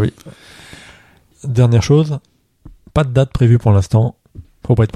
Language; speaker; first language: French; native; French